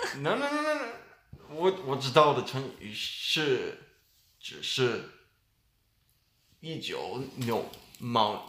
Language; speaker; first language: Chinese; non-native, learner; English